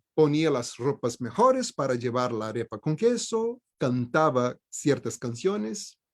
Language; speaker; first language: Spanish; non-native, fluent; Portuguese